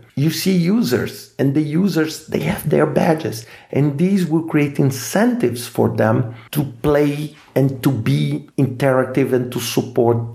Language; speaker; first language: English; non-native, fluent; Portuguese